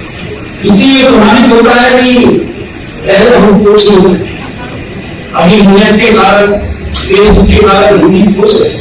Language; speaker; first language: Hindi; non-native, learner; Bangla